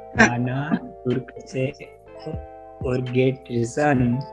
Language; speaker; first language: Turkish; non-native, learner; Gujarati